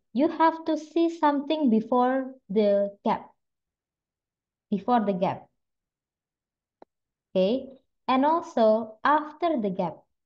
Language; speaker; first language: English; non-native, fluent; Indonesian